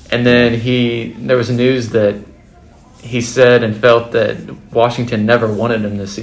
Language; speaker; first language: English; native; English